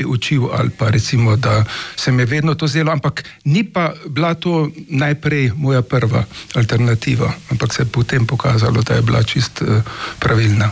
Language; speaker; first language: Slovenian; native; Slovenian